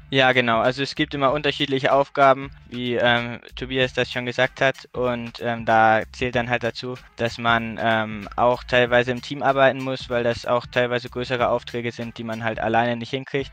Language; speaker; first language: German; native; German